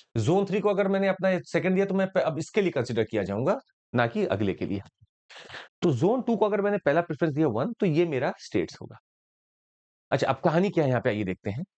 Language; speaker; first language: Hindi; native; Hindi